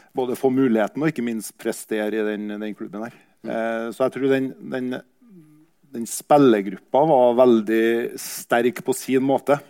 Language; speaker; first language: Norwegian; native; Norwegian